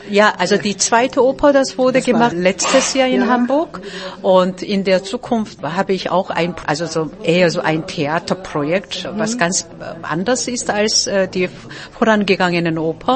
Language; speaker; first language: German; non-native, fluent; Korean